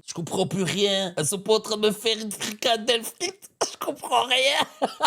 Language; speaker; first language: French; native; French